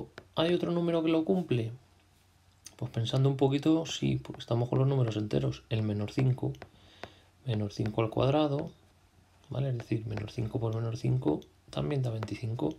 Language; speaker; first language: Spanish; native; Spanish